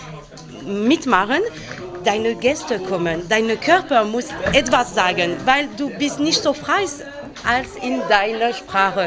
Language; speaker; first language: German; non-native, learner; French